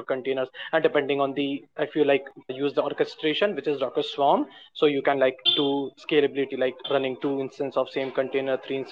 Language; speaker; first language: English; non-native, local second language; Hindi